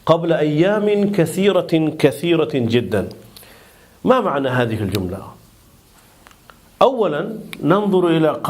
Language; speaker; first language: Arabic; non-native, fluent; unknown